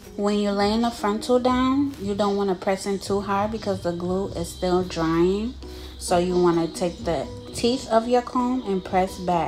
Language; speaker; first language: English; native; English